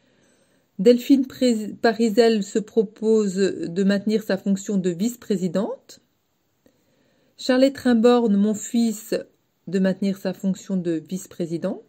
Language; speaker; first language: French; native; French